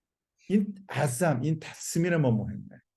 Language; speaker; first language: Persian; non-native, learner; Korean